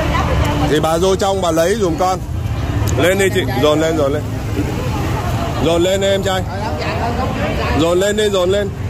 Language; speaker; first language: Vietnamese; native; Vietnamese